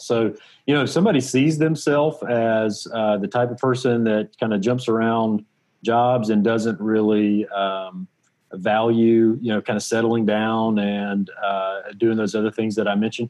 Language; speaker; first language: English; native; English